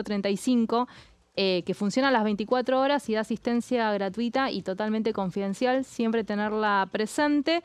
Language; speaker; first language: Spanish; native; Spanish